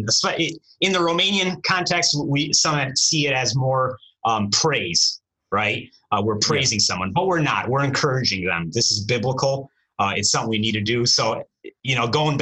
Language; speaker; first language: English; early bilingual, other home language; Romanian